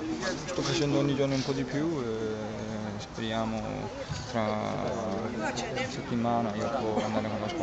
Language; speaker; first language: Italian; non-native, learner; Danish